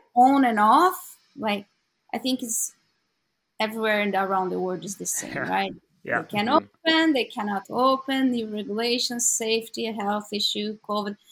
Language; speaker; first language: English; non-native, learner; Portuguese